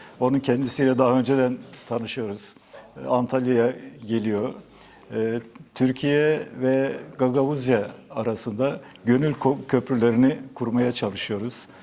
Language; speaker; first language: Turkish; native; Turkish